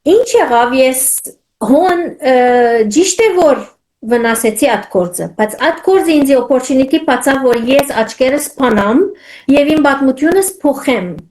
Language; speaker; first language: Armenian; early bilingual, heritage; Armenian